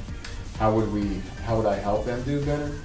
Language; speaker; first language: English; native; English